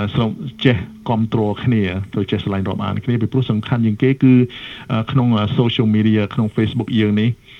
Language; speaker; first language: Khmer; early bilingual, other home language; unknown